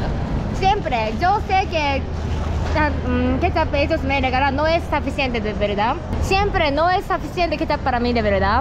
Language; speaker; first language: Spanish; non-native, learner; Japanese